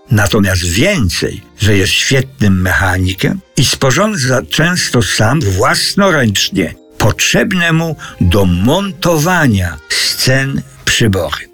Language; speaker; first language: Polish; native; Polish